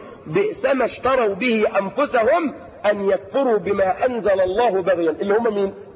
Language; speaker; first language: Arabic; native; Arabic